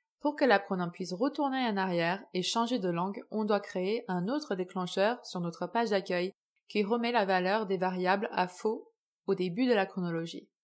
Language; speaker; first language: French; native; French